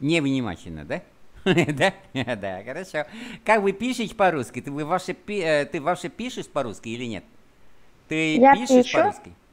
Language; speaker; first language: Russian; non-native, fluent; Vietnamese